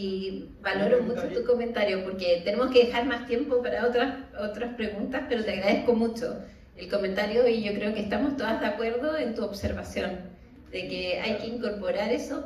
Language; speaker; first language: Spanish; native; Spanish